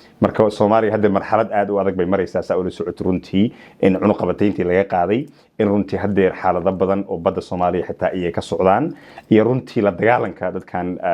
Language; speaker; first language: Somali; early bilingual, heritage; Somali